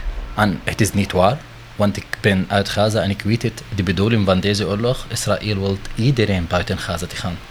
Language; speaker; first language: Dutch; non-native, learner; Arabic